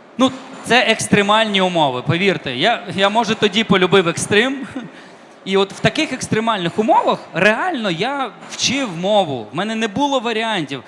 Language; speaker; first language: Ukrainian; non-native, local second language; Russian